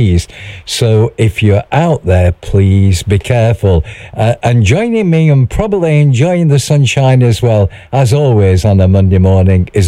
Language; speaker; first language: English; native; English